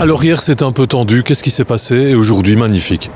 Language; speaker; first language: French; native; French